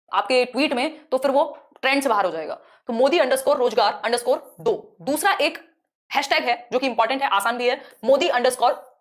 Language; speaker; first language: Hindi; native; Hindi